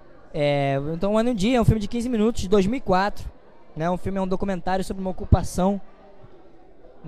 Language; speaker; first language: Portuguese; native; Portuguese